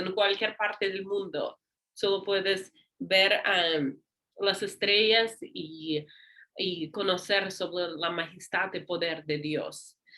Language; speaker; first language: Spanish; non-native, learner; English